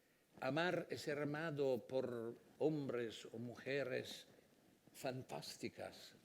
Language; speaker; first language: Spanish; non-native, fluent; Italian